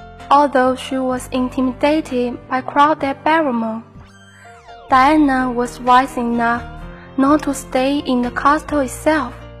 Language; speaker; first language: English; non-native, fluent; Chinese